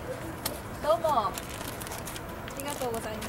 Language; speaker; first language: Japanese; non-native, learner; English